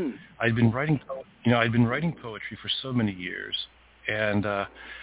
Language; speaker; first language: English; native; English